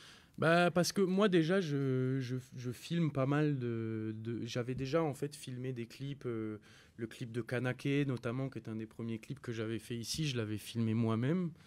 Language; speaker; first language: French; native; French